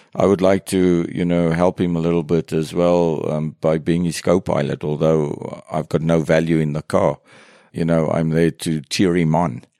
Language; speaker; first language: English; non-native, fluent; French